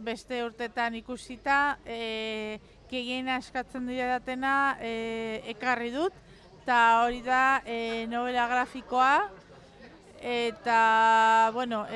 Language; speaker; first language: Basque; non-native, local second language; Spanish